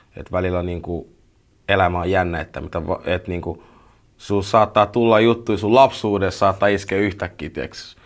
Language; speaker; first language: Finnish; early bilingual, other home language; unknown